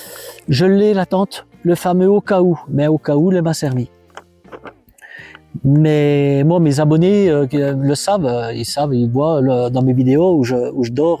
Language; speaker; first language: French; native; French